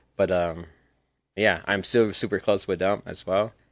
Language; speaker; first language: English; early bilingual, other home language; Spanish